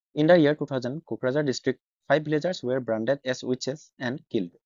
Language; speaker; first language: English; non-native, local second language; Assamese